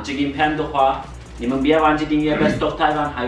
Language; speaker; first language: Chinese; non-native, learner; Turkish